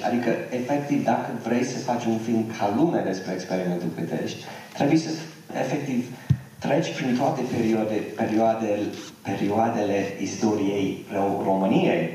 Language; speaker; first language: Romanian; non-native, fluent; English